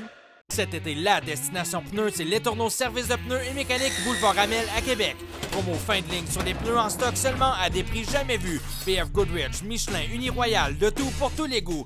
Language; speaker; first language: French; native; French